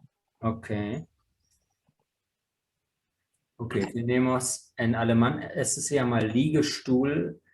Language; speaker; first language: Spanish; non-native, fluent; German